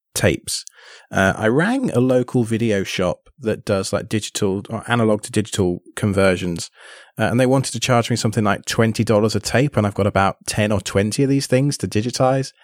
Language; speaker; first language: English; native; English